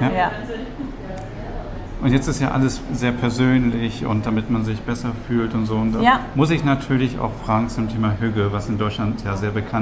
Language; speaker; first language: German; native; German